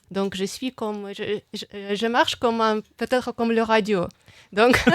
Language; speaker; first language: French; non-native, fluent; Russian